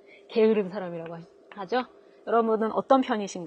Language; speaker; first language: Korean; native; Korean